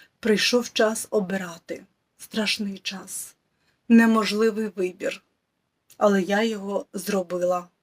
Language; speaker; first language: Ukrainian; non-native, local second language; Russian